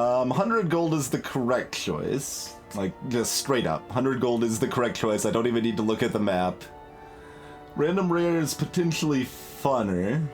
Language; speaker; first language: English; native; English